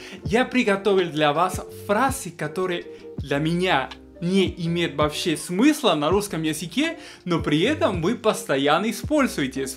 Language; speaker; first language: Russian; non-native, fluent; Spanish